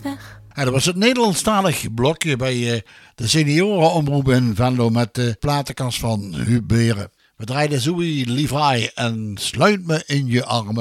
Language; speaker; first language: Dutch; native; Dutch